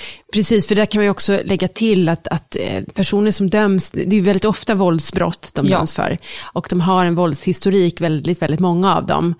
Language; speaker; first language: Swedish; native; Swedish